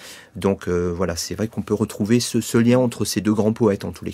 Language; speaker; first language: French; native; French